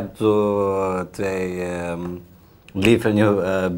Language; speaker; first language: Dutch; non-native, learner; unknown